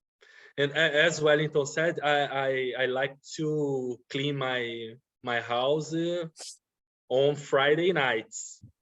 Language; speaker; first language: English; non-native, learner; Portuguese